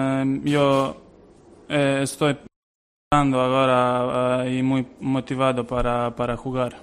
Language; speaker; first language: Spanish; non-native, learner; Serbian